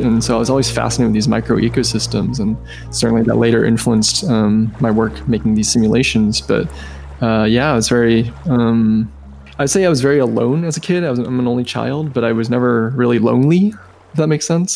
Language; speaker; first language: English; native; English